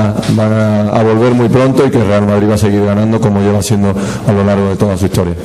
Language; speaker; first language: Spanish; native; Spanish